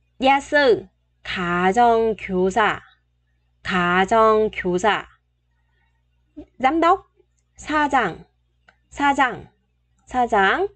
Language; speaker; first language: Korean; non-native, fluent; Vietnamese